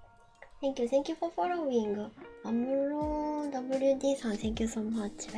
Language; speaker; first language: English; non-native, learner; Japanese